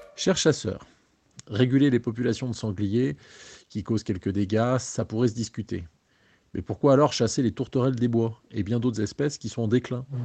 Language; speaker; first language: French; native; French